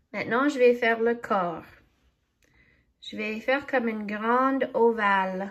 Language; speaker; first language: French; non-native, fluent; English